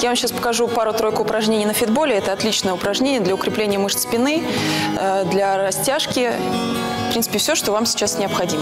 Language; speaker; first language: Russian; native; Russian